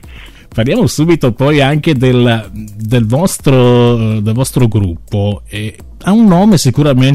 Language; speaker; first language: Italian; native; Italian